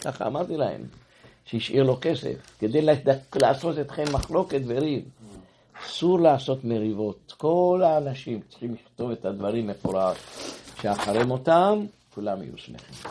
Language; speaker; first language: Hebrew; non-native, fluent; Persian